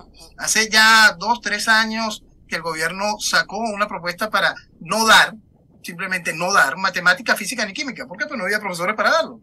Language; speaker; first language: Spanish; native; Spanish